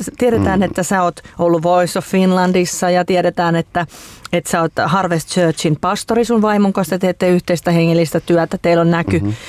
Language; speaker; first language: Finnish; native; Finnish